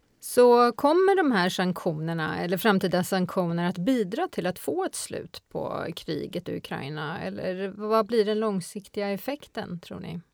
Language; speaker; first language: Swedish; native; Swedish